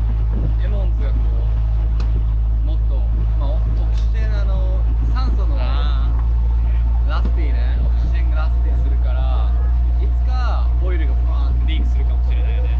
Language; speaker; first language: Japanese; native; Japanese